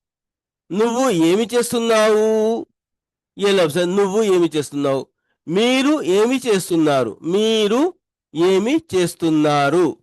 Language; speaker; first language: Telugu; non-native, local second language; Urdu